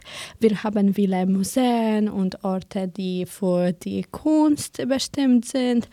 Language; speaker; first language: German; non-native, learner; Polish